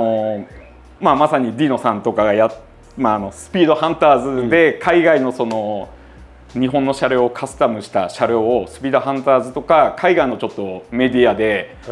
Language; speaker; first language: Japanese; native; Japanese